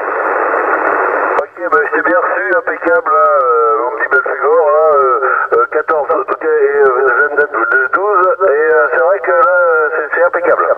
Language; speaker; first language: French; native; French